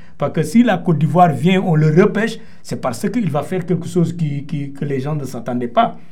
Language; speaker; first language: French; non-native, local second language; Wolof